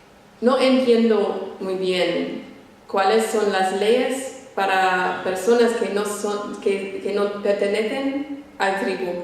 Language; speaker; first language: Spanish; non-native, fluent; English